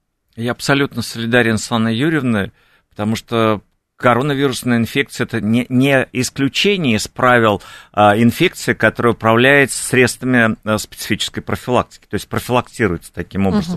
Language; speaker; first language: Russian; native; Russian